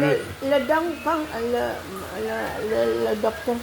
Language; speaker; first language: French; non-native, learner; Indonesian